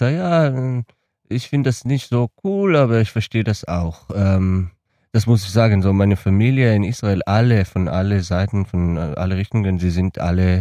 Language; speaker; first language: German; non-native, learner; Hebrew